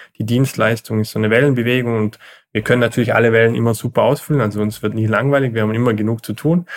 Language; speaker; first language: German; native; German